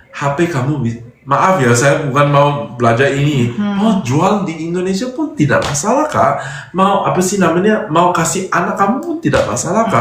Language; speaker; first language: Indonesian; non-native, fluent; English